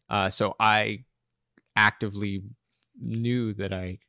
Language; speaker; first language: English; native; English